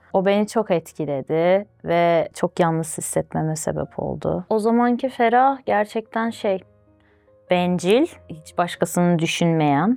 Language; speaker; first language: Turkish; early bilingual, other home language; Azerbaijani